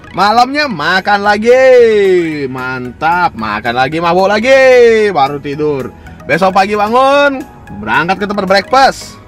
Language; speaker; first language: Indonesian; non-native, fluent; Russian